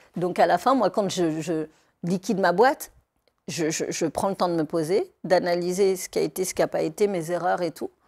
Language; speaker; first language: French; native; French